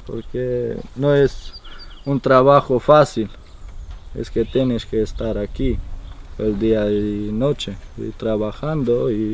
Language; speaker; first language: Spanish; non-native, fluent; Romanian